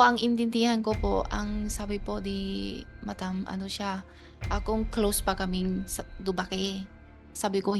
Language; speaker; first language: Filipino; non-native, learner; Chinese